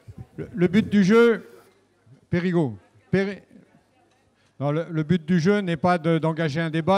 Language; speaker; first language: French; native; French